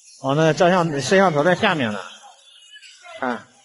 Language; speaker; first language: Chinese; native; Chinese